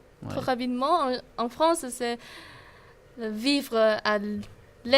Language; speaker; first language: French; non-native, learner; Chinese